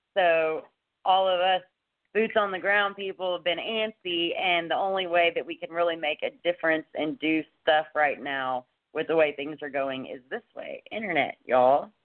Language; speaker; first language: English; native; English